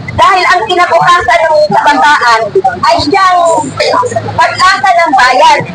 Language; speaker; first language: Filipino; native; Filipino